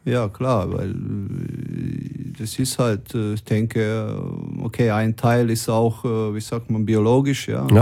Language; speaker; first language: German; non-native, fluent; Croatian